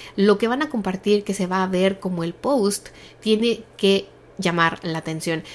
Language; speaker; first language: Spanish; native; Spanish